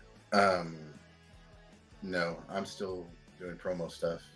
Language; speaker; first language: English; native; English